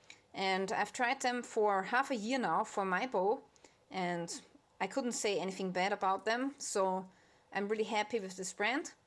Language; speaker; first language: English; non-native, fluent; German